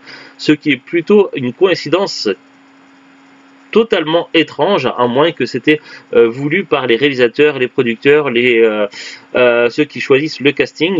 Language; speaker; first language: French; native; French